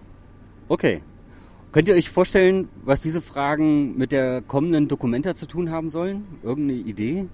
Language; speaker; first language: German; native; German